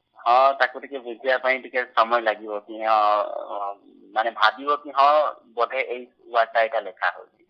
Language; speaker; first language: Odia; non-native, local second language; Santali